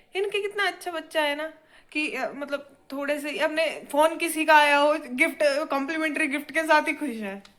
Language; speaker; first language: Hindi; native; Hindi